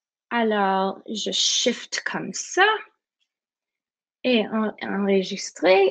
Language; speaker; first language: French; non-native, learner; English